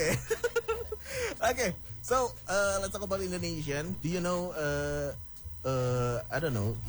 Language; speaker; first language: English; non-native, fluent; Indonesian